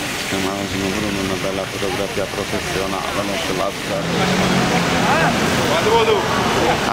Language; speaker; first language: Italian; native; Italian